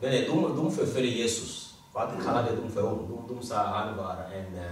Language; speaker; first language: Swedish; non-native, fluent; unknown